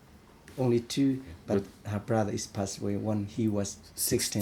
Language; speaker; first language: English; non-native, learner; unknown